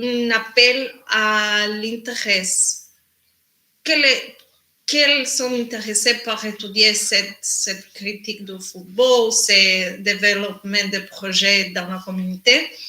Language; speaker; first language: French; non-native, learner; Spanish